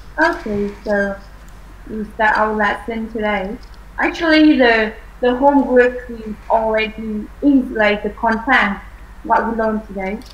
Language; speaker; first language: English; non-native, fluent; Vietnamese